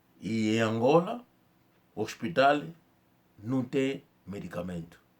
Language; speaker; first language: Portuguese; non-native, fluent; Kongo